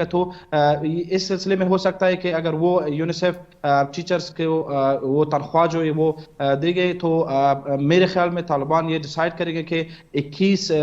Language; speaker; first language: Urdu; non-native, fluent; Persian